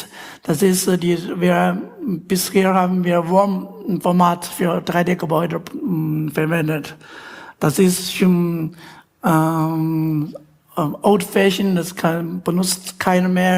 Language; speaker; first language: German; non-native, learner; Chinese